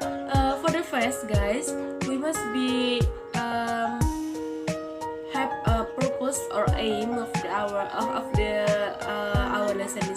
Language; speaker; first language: English; non-native, learner; Indonesian